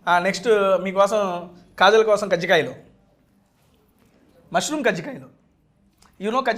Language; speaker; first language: Telugu; native; Telugu